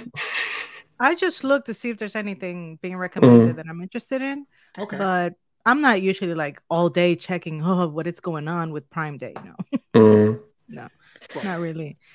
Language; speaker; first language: English; non-native, fluent; Spanish